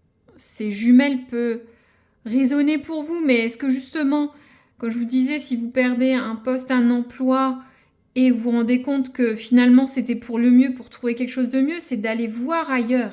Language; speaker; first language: French; native; French